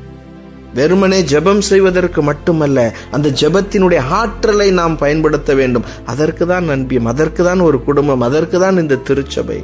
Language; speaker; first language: Tamil; native; Tamil